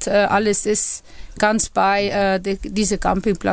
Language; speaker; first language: German; non-native, learner; Dutch